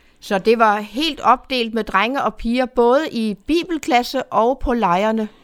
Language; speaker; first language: Danish; native; Danish